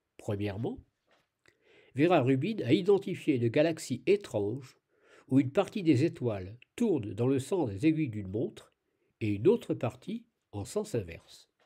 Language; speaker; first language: French; native; French